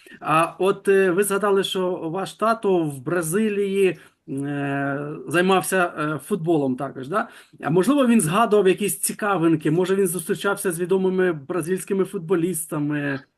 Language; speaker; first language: Ukrainian; native; Ukrainian